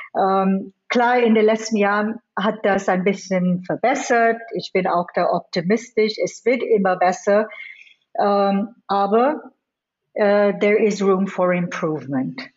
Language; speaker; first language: German; non-native, fluent; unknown